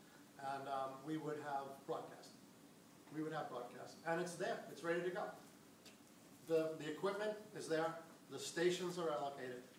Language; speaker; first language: English; native; English